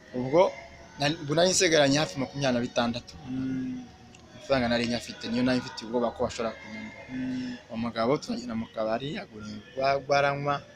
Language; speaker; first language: Kinyarwanda; early bilingual, heritage; Swahili